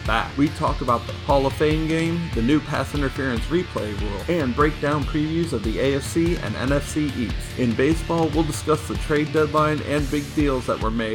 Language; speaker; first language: English; native; English